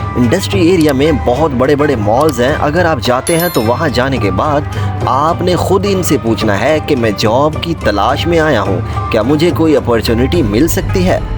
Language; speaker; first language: Urdu; non-native, local second language; Punjabi